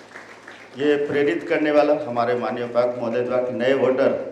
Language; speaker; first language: Hindi; native; Hindi